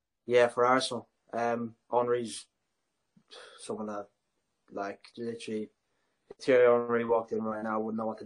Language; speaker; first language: English; native; English